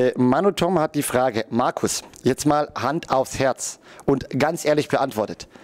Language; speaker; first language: German; native; German